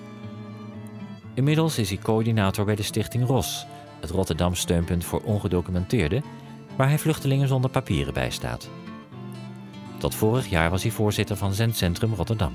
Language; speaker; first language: Dutch; native; Dutch